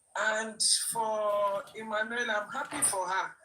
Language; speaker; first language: English; non-native, local second language; Yoruba